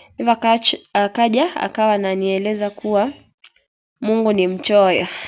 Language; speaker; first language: Swahili; non-native, local second language; Gusii